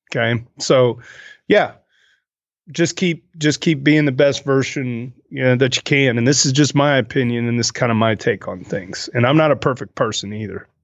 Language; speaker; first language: English; native; English